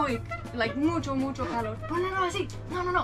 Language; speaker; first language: Spanish; non-native, fluent; English